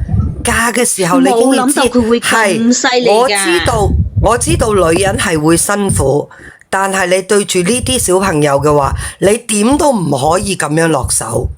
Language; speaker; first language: Cantonese; native; Cantonese